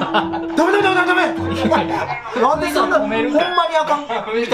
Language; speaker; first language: Japanese; native; Japanese